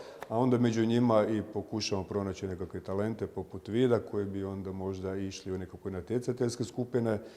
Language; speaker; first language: Croatian; native; Croatian